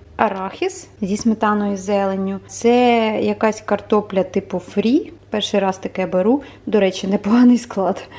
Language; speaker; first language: Ukrainian; non-native, local second language; Russian